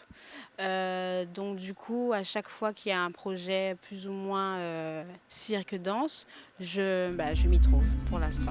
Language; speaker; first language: French; native; French